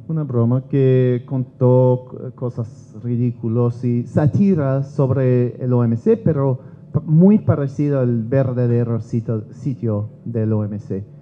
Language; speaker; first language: Spanish; non-native, learner; English